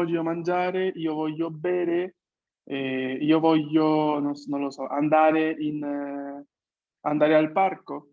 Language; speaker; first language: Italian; non-native, fluent; Spanish